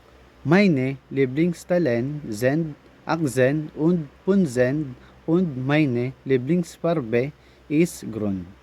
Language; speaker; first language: German; non-native, learner; Filipino